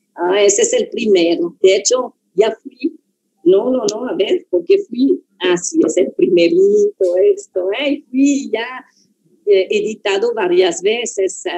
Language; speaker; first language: Spanish; non-native, fluent; French